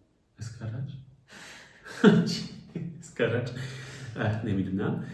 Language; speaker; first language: Persian; non-native, learner; German